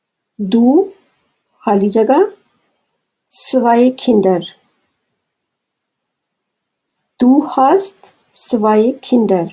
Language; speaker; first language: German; non-native, fluent; Urdu